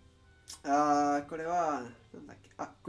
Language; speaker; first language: Japanese; non-native, learner; English